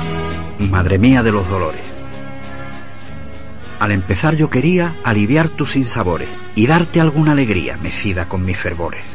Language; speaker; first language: Spanish; native; Spanish